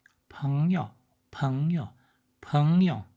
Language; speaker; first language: Chinese; non-native, learner; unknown